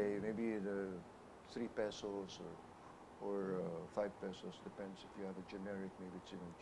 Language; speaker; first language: English; non-native, local second language; Filipino